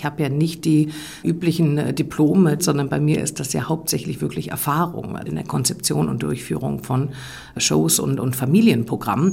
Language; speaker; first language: German; native; German